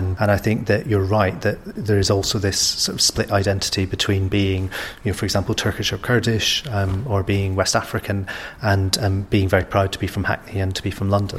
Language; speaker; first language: English; native; English